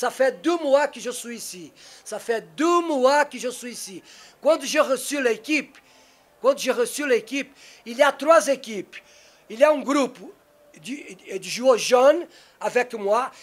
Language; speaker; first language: French; non-native, learner; Portuguese